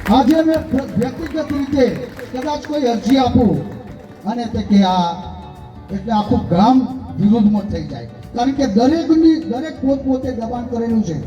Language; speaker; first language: Gujarati; native; Gujarati